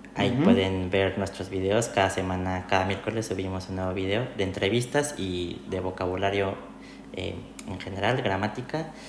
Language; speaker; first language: Spanish; native; Spanish